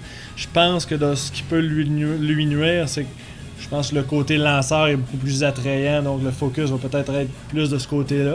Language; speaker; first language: French; native; French